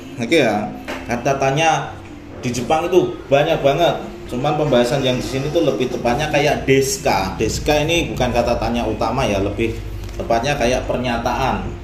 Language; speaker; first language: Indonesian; native; Indonesian